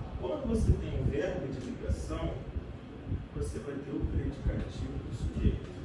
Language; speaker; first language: Portuguese; native; Portuguese